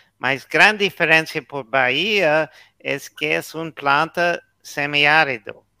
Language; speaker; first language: Portuguese; non-native, learner; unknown